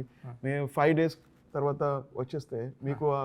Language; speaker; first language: Telugu; non-native, local second language; Tamil